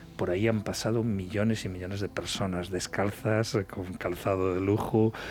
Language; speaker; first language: Spanish; native; Spanish